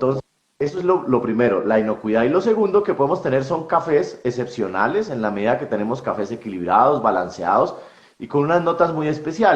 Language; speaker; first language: Spanish; native; Spanish